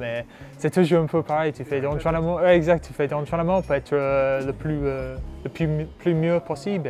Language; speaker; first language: French; non-native, learner; English